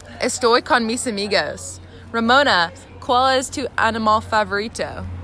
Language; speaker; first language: Spanish; non-native, learner; English